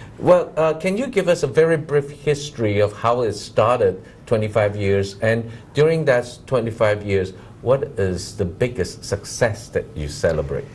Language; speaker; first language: English; non-native, local second language; Cantonese